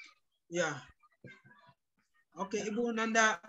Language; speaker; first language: Indonesian; non-native, learner; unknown